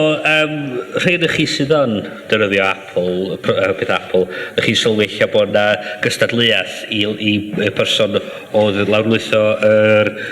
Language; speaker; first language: Welsh; native; Welsh